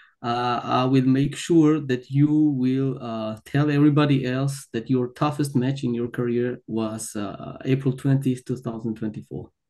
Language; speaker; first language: English; non-native, fluent; Georgian